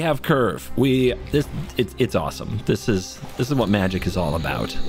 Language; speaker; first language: English; native; English